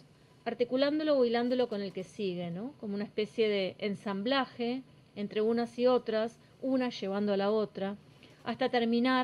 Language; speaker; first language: Spanish; native; Spanish